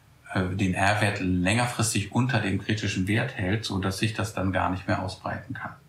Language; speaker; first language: German; native; German